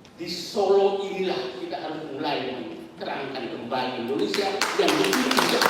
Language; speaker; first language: Indonesian; non-native, local second language; Buginese